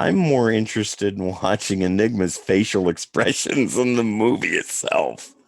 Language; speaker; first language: English; native; English